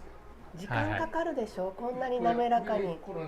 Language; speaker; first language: Japanese; native; Japanese